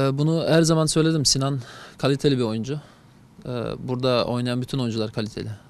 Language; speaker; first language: Turkish; early bilingual, heritage; Turkish